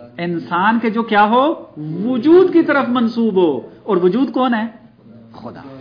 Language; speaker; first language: Urdu; non-native, local second language; Punjabi